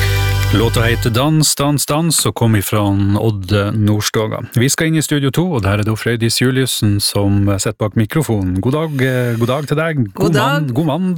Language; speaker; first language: Norwegian; native; Norwegian